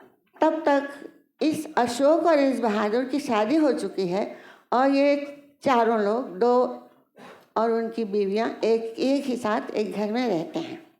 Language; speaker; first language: Hindi; native; Hindi